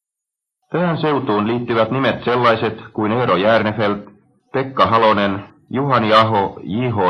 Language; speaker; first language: Finnish; native; Finnish